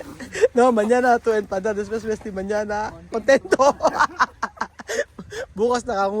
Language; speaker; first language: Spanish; non-native, learner; Filipino